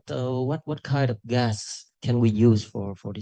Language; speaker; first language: English; non-native, fluent; Vietnamese